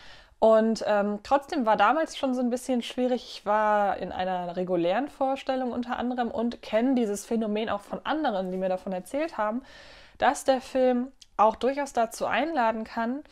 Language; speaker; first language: German; native; German